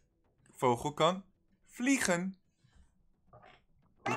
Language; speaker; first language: Dutch; non-native, fluent; English